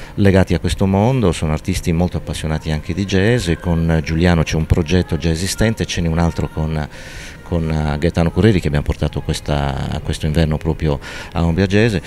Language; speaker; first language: Italian; native; Italian